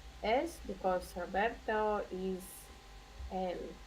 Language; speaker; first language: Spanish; non-native, learner; Russian